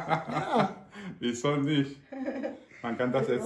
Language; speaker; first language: German; non-native, learner; Spanish